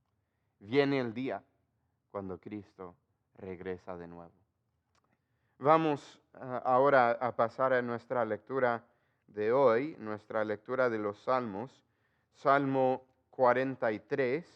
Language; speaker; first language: Spanish; non-native, fluent; English